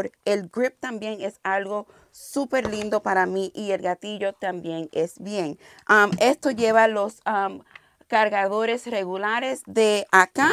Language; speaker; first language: Spanish; non-native, learner; English